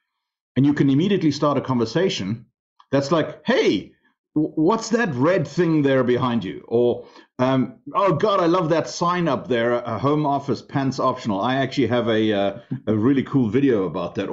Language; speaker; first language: English; non-native, local second language; German